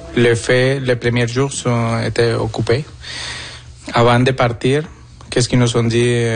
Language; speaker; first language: French; non-native, fluent; Spanish